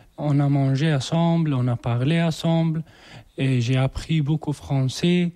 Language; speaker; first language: French; non-native, learner; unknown